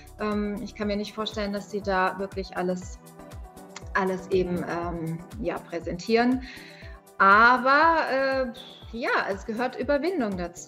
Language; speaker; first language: German; native; German